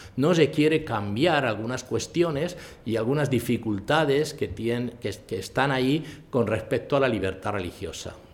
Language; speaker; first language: Spanish; native; Spanish